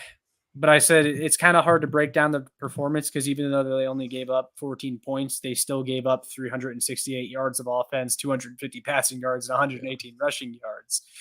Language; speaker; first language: English; native; English